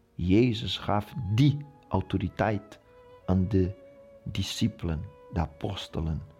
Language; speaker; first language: Dutch; non-native, fluent; Portuguese